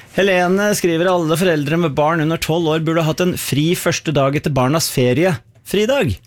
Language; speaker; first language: Norwegian; native; Norwegian